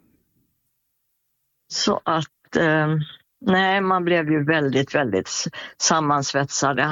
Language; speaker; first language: Swedish; native; Swedish